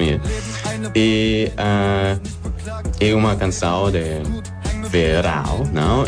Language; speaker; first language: Portuguese; non-native, learner; German